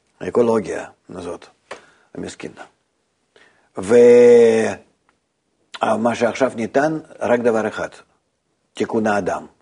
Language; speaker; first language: Hebrew; native; Hebrew